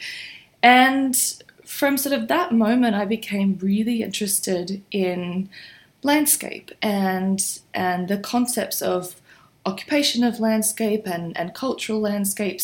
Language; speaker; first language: English; native; English